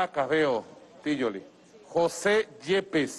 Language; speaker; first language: Spanish; native; Spanish